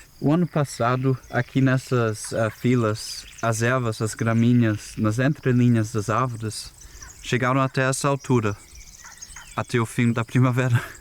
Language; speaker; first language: Portuguese; non-native, fluent; German